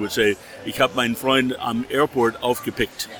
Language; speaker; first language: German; early bilingual, heritage; German